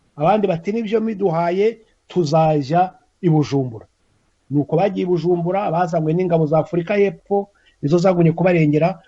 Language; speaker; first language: Kinyarwanda; native; Kinyarwanda